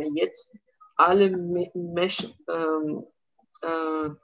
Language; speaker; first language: German; non-native, fluent; Portuguese